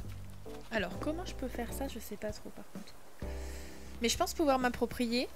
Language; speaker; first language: French; native; French